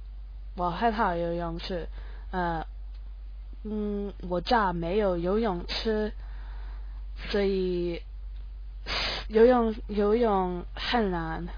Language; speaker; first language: Chinese; non-native, learner; English